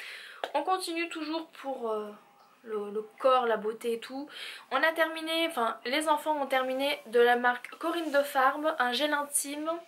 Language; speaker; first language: French; native; French